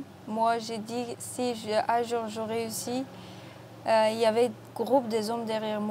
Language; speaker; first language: French; non-native, learner; Persian